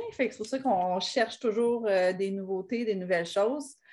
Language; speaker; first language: French; native; French